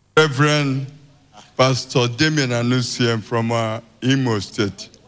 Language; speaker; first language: English; non-native, local second language; Igbo